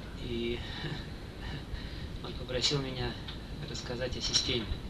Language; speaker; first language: Russian; native; Russian